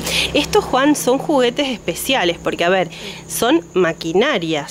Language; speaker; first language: Spanish; native; Spanish